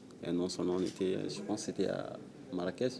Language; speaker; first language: French; non-native, local second language; Wolof